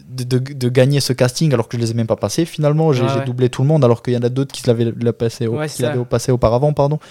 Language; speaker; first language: French; non-native, fluent; Albanian